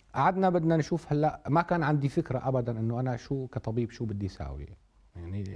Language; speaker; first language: Arabic; native; Arabic